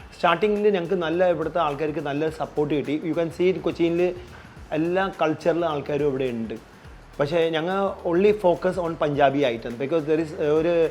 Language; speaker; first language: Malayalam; non-native, local second language; Punjabi